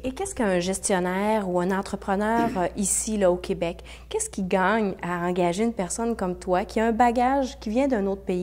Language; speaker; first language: French; native; French